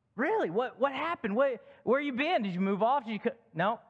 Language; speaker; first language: English; native; English